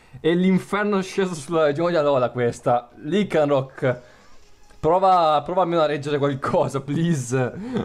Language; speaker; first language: Italian; native; Italian